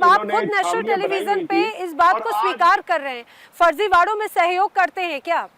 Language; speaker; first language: Hindi; native; Hindi